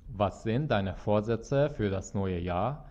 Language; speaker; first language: German; non-native, fluent; Persian